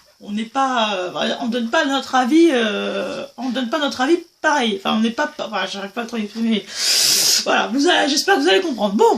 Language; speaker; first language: French; native; French